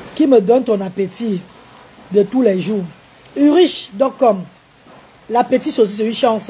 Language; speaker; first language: French; non-native, local second language; Lingala